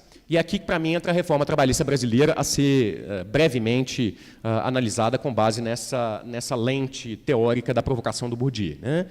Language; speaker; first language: Portuguese; native; Portuguese